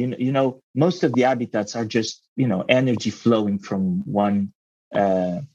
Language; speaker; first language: English; non-native, fluent; Portuguese